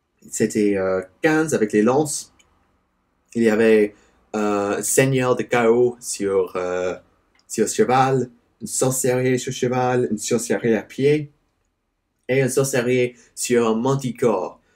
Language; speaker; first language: French; non-native, learner; English